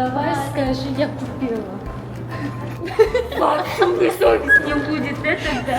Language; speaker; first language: Russian; non-native, learner; Korean